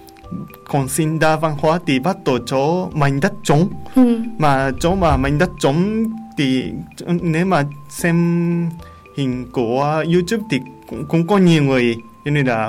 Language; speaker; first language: Vietnamese; non-native, learner; Japanese